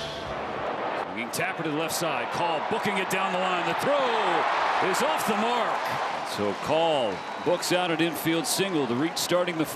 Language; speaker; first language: English; native; English